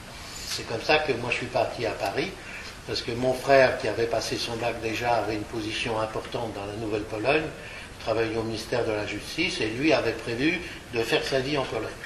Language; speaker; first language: French; early bilingual, other home language; Polish